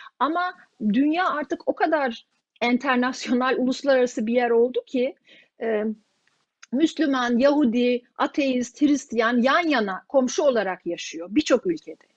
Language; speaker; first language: Turkish; native; Turkish